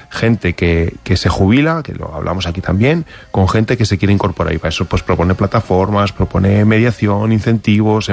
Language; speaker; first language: Spanish; native; Spanish